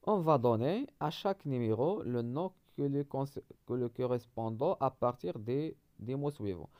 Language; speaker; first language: French; non-native, local second language; Arabic